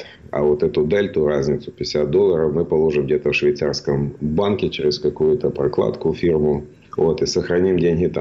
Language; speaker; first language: Russian; native; Russian